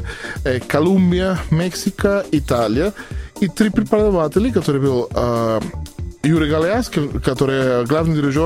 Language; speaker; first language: Russian; non-native, learner; Spanish